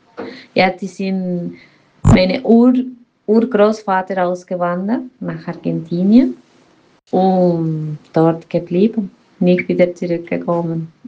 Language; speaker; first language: German; early bilingual, heritage; Spanish